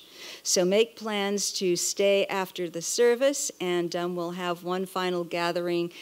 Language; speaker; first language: English; native; English